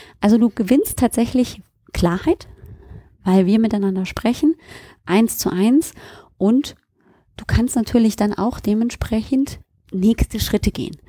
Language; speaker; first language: German; native; German